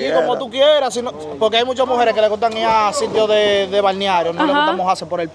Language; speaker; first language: Spanish; native; Spanish